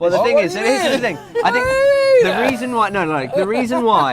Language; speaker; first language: English; native; English